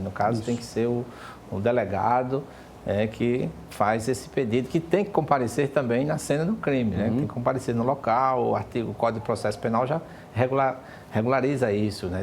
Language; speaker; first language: Portuguese; native; Portuguese